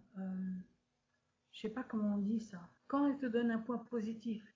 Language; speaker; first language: French; native; French